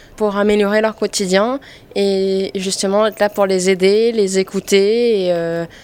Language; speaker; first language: French; native; French